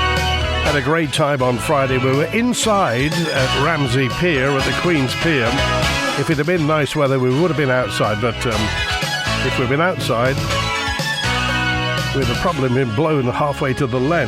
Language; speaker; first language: English; native; English